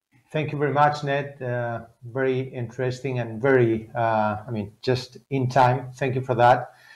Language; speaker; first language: English; non-native, fluent; Spanish